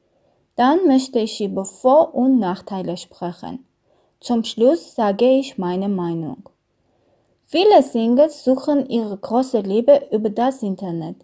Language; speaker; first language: German; non-native, learner; Armenian